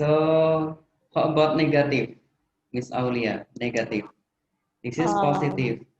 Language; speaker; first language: English; non-native, fluent; Indonesian